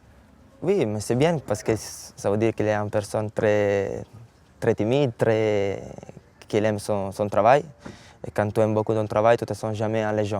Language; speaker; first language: French; non-native, learner; Italian